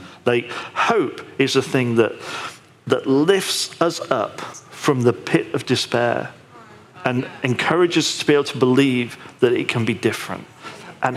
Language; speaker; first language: English; native; English